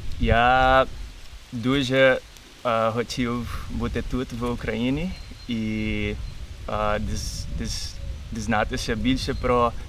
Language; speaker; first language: Ukrainian; non-native, learner; Portuguese